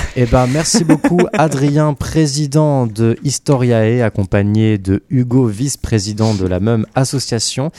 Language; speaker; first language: French; native; French